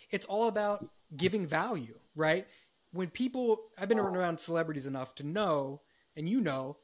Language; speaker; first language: English; native; English